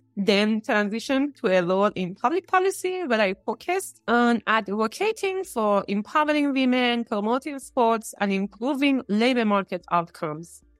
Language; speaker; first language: English; non-native, fluent; Persian